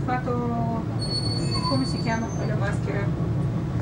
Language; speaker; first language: Italian; non-native, learner; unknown